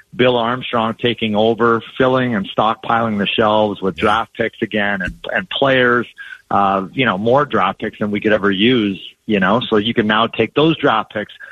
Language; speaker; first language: English; native; English